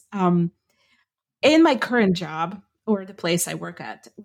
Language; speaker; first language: English; non-native, fluent; Ukrainian